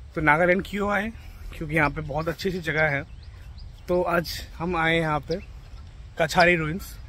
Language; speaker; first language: Hindi; non-native, local second language; Bangla